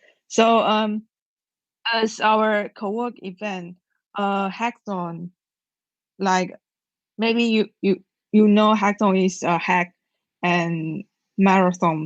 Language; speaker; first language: English; non-native, learner; Chinese